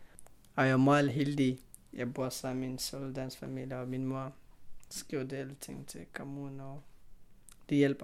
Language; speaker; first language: Danish; non-native, learner; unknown